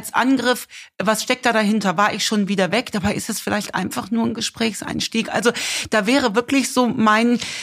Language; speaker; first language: German; native; German